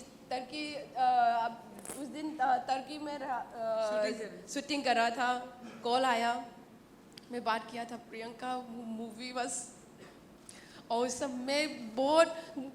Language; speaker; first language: Hindi; non-native, local second language; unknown